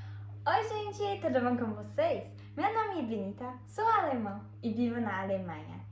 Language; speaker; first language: Portuguese; non-native, learner; German